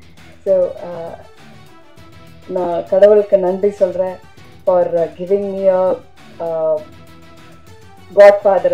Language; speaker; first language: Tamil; non-native, fluent; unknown